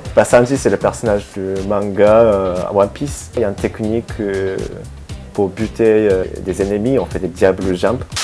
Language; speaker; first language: French; non-native, fluent; Japanese